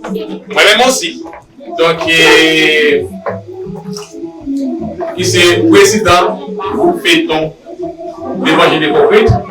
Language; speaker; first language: French; non-native, learner; Haitian Creole